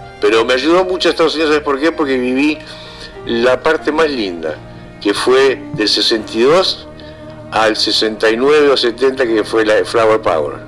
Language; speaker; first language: Spanish; native; Spanish